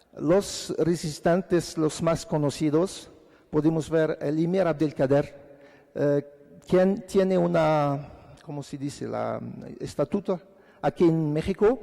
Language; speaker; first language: Spanish; non-native, fluent; Arabic